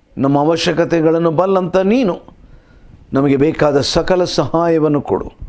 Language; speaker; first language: Kannada; non-native, local second language; Tulu